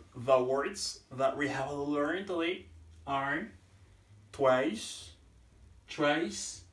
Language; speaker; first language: English; non-native, fluent; Haitian Creole